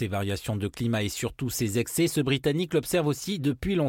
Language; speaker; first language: French; native; French